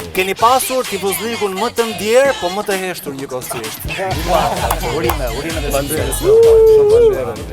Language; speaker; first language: Albanian; native; Albanian